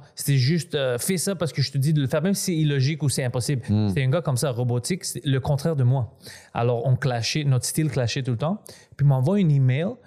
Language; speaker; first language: French; non-native, fluent; Greek